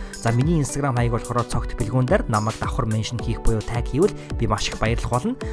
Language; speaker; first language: Mongolian; native; Mongolian